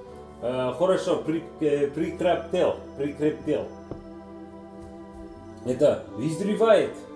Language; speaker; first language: Russian; non-native, learner; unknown